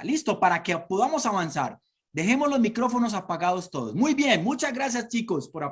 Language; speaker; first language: Spanish; native; Spanish